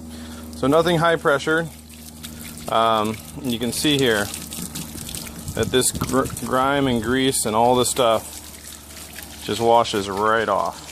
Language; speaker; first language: English; native; English